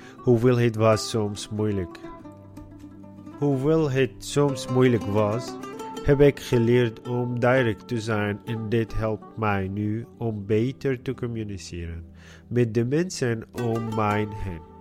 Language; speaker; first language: Dutch; non-native, learner; Arabic